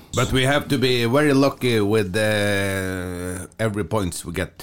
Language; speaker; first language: English; non-native, learner; Norwegian